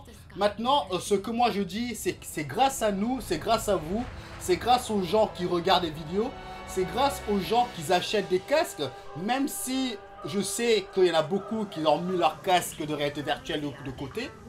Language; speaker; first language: French; native; French